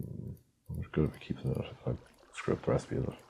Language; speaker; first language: English; native; English